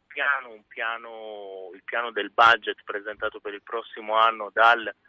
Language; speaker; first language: Italian; non-native, fluent; Persian